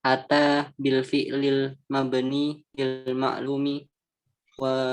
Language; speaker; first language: Arabic; non-native, learner; Indonesian